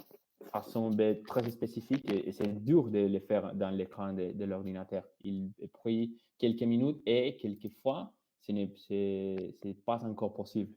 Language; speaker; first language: French; non-native, fluent; Spanish